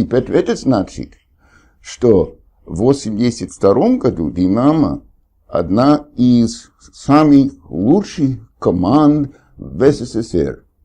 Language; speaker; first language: Russian; non-native, fluent; English